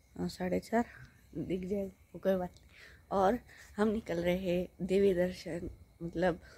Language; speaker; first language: Hindi; non-native, local second language; Marathi